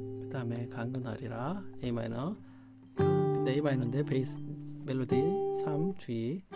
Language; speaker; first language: Korean; native; Korean